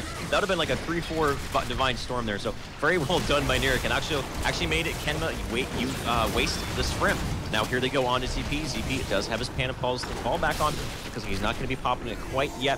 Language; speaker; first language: English; native; English